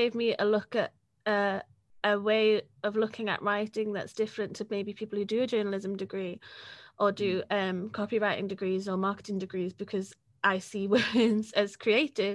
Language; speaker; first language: English; native; English